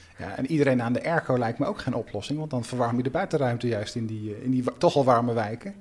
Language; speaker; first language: Dutch; native; Dutch